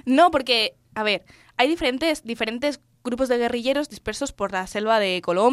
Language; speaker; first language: Spanish; native; Spanish